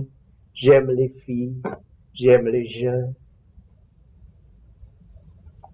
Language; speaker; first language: French; non-native, learner; Vietnamese